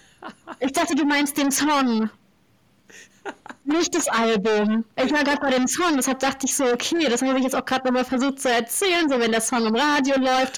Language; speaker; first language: German; native; German